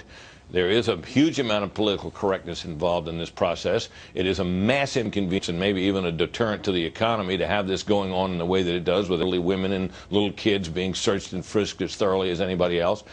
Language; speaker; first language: English; native; English